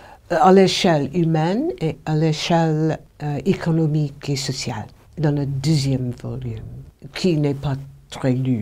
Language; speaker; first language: French; non-native, fluent; English